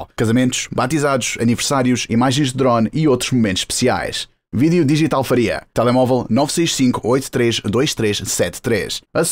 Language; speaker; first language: Portuguese; native; Portuguese